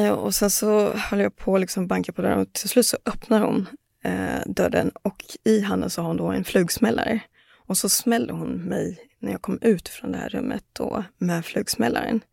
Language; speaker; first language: Swedish; early bilingual, other home language; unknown